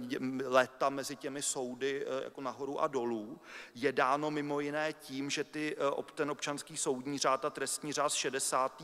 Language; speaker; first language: Czech; native; Czech